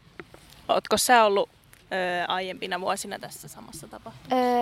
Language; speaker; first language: Finnish; native; Finnish